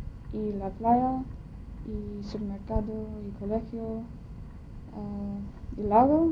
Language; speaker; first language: Spanish; non-native, learner; English